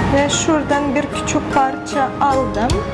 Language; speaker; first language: Turkish; non-native, fluent; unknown